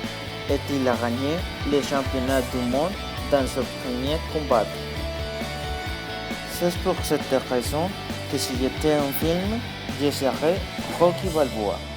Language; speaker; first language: French; non-native, learner; Spanish